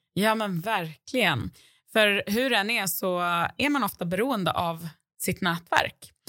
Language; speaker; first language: Swedish; native; Swedish